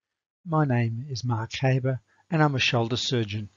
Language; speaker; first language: English; native; English